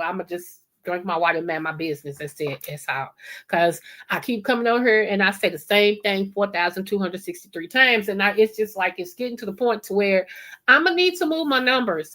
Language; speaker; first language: English; native; English